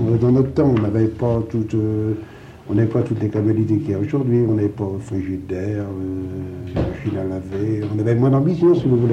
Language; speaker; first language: French; native; French